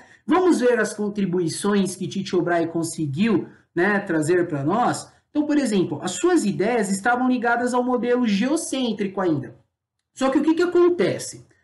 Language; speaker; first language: Portuguese; native; Portuguese